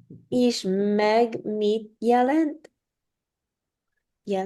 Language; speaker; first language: Hungarian; non-native, learner; English